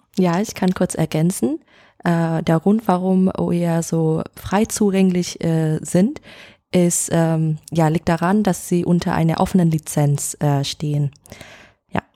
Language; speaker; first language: German; non-native, fluent; Vietnamese